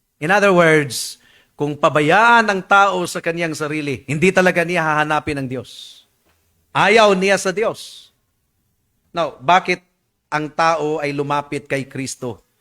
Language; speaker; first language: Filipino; non-native, local second language; Cebuano